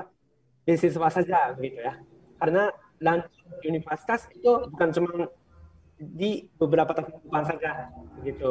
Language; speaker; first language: Indonesian; non-native, fluent; Japanese